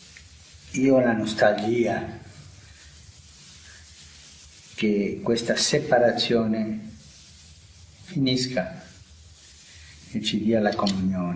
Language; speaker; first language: Italian; non-native, fluent; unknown